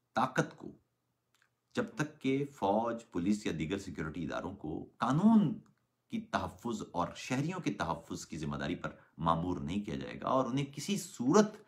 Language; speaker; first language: Urdu; native; Urdu